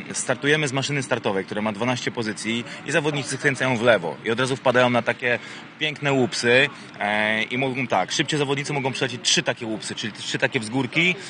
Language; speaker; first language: Polish; native; Polish